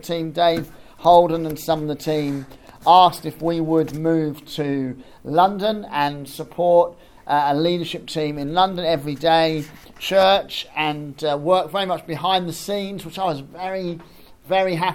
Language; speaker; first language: English; native; English